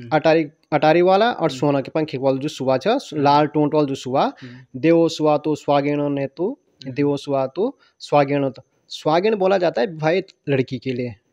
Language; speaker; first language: Hindi; non-native, local second language; Garhwali